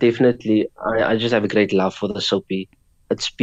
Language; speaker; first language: English; non-native, local second language; Afrikaans